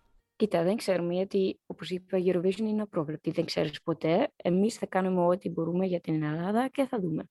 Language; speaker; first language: Greek; early bilingual, heritage; Dutch